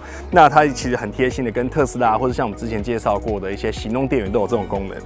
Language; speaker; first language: Chinese; native; Chinese